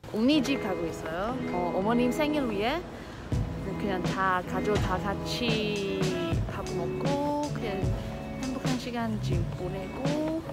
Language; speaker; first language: Korean; non-native, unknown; English